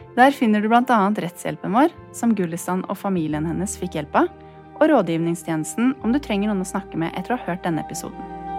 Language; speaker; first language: Norwegian; early bilingual, other home language; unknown